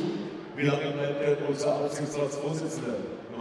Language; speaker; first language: German; native; German